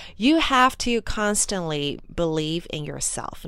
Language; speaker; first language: English; early bilingual, other home language; Chinese